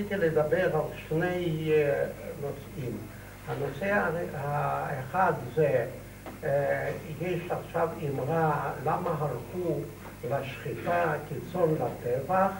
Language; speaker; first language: Hebrew; non-native, fluent; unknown